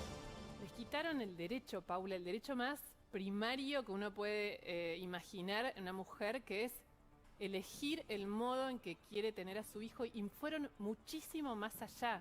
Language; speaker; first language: Spanish; native; Spanish